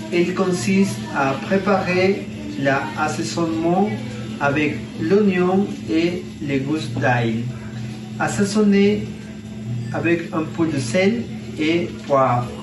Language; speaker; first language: French; non-native, learner; Spanish